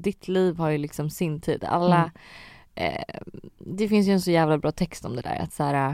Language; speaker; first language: Swedish; native; Swedish